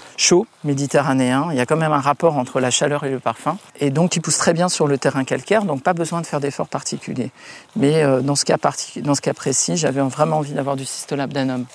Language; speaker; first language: French; native; French